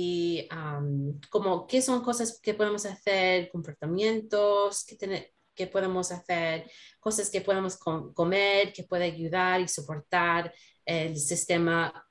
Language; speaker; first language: Spanish; non-native, learner; English